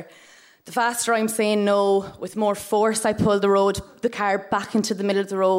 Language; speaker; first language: English; native; English